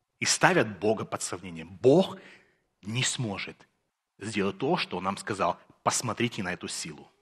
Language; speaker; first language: Russian; early bilingual, heritage; Russian